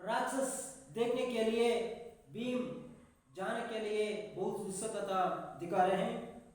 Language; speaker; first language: Hindi; non-native, local second language; Kannada